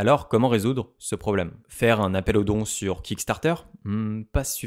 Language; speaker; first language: French; native; French